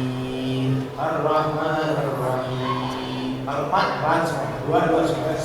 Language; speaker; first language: Indonesian; native; Indonesian